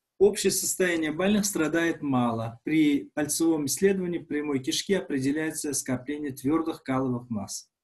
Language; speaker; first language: Russian; non-native, local second language; Uzbek